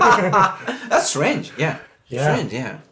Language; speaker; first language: English; non-native, learner; Japanese